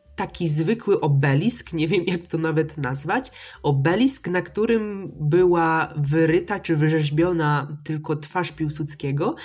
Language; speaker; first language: Polish; native; Polish